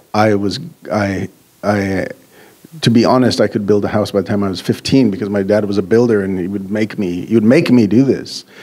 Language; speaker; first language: English; native; English